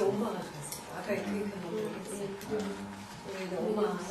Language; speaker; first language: Korean; non-native, learner; Mongolian